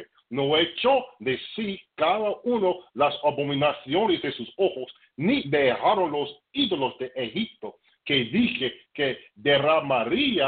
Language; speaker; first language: Spanish; non-native, fluent; English